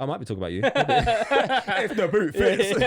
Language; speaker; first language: English; native; English